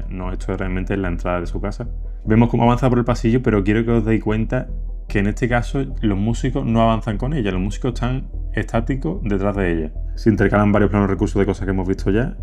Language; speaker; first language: Spanish; native; Spanish